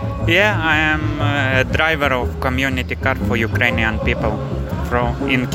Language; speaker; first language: English; non-native, learner; Ukrainian